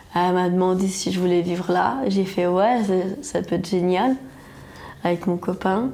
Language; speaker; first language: French; native; French